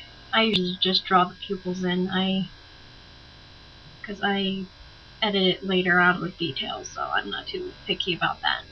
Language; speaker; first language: English; native; English